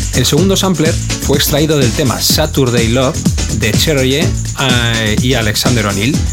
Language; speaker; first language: Spanish; native; Spanish